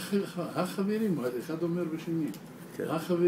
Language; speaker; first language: Hebrew; non-native, learner; Russian